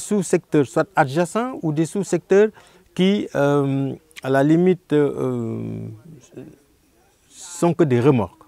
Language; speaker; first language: French; non-native, local second language; Wolof